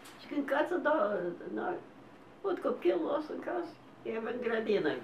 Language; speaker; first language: Romanian; early bilingual, heritage; Romanian